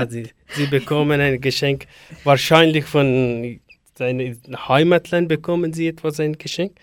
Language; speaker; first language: German; non-native, learner; Persian